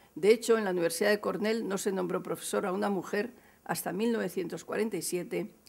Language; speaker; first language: Spanish; native; Spanish